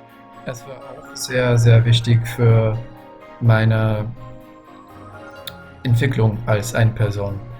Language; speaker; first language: German; non-native, fluent; English